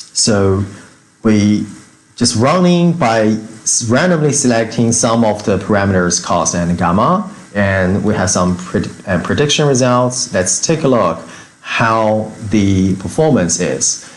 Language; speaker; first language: English; non-native, fluent; Chinese